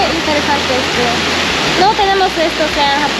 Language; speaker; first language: Spanish; non-native, learner; Japanese